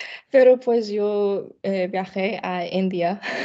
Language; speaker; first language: Spanish; non-native, fluent; Chinese